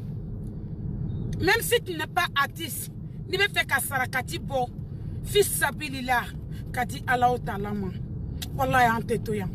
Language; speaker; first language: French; non-native, local second language; Dyula